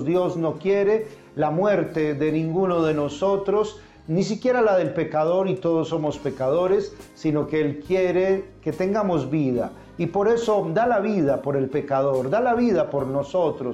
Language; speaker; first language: Spanish; native; Spanish